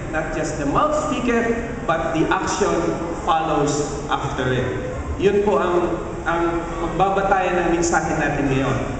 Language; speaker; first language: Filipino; non-native, local second language; Cebuano